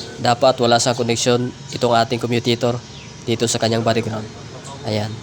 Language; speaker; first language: Filipino; non-native, local second language; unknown